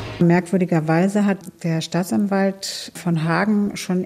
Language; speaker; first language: German; native; German